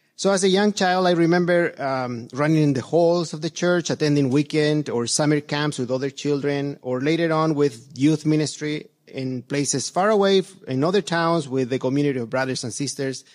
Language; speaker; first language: English; non-native, fluent; Spanish